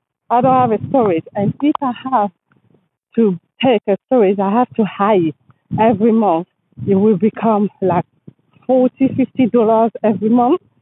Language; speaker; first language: English; non-native, fluent; French